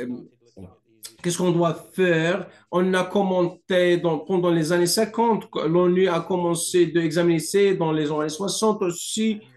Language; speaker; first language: French; non-native, fluent; English